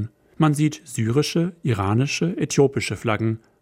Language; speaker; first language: German; native; German